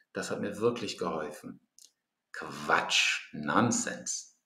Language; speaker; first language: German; non-native, fluent; English